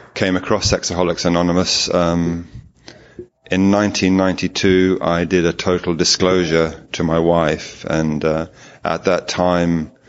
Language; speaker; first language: English; native; English